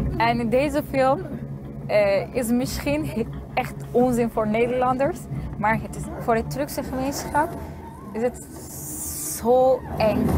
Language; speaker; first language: Dutch; non-native, fluent; Turkish